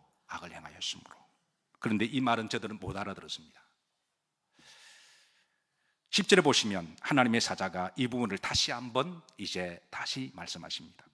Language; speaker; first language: Korean; native; Korean